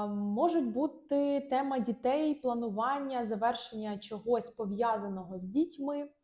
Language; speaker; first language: Ukrainian; non-native, local second language; Russian